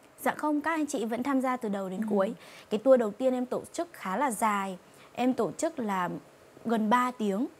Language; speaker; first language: Vietnamese; non-native, local second language; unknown